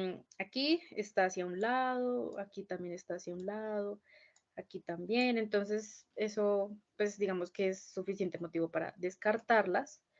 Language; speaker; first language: Spanish; native; Spanish